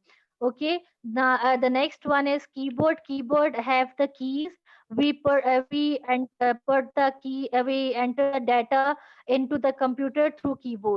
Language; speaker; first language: English; non-native, local second language; Urdu